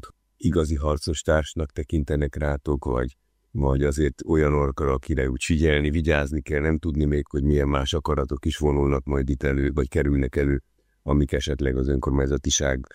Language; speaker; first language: Hungarian; native; Hungarian